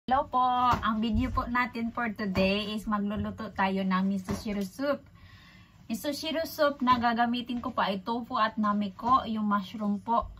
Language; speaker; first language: Filipino; non-native, local second language; Cebuano